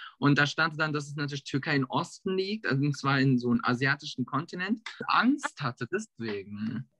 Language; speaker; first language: German; early bilingual, other home language; Turkish